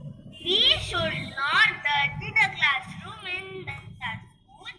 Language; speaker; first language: English; non-native, learner; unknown